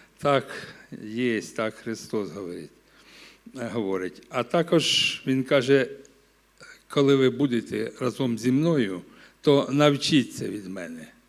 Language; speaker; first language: Ukrainian; non-native, local second language; Russian